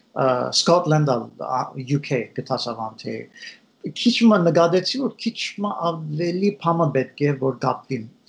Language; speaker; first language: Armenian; early bilingual, heritage; Armenian